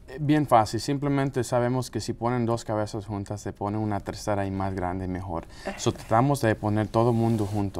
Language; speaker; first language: Spanish; non-native, local second language; English